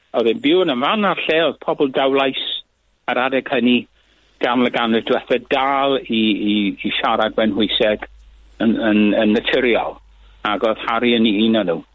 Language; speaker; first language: Welsh; native; Welsh